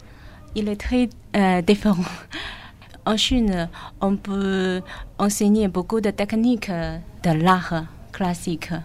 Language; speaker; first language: French; non-native, learner; Chinese